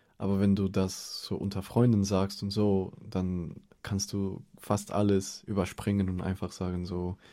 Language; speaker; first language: German; non-native, learner; Spanish